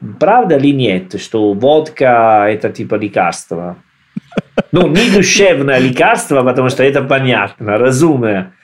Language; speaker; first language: Russian; non-native, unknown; Italian